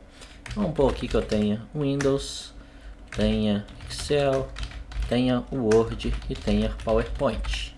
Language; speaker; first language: Portuguese; native; Portuguese